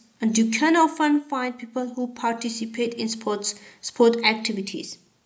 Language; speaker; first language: English; non-native, fluent; Armenian